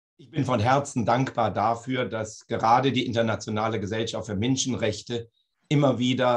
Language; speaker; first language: German; native; German